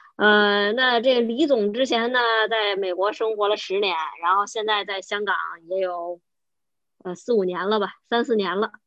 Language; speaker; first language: Chinese; native; Chinese